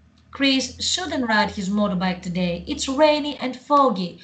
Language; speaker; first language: English; non-native, fluent; Greek